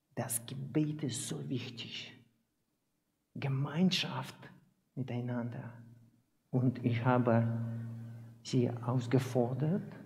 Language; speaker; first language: German; non-native, learner; Russian